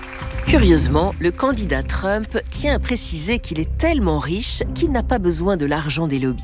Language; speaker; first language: French; native; French